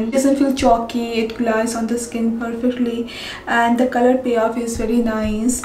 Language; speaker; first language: English; non-native, local second language; Bangla